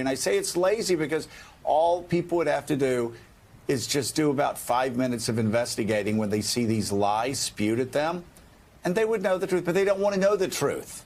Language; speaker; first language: English; native; English